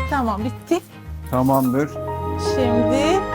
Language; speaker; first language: Turkish; non-native, learner; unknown